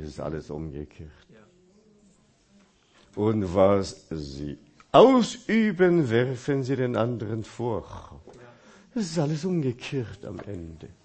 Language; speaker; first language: German; non-native, fluent; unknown